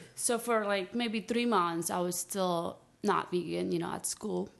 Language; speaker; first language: English; non-native, fluent; Spanish